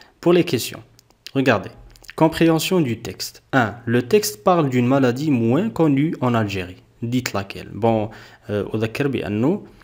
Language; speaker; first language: French; non-native, local second language; Arabic